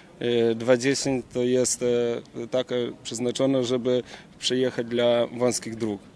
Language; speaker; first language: Polish; non-native, learner; Ukrainian